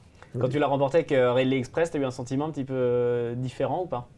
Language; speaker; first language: French; native; French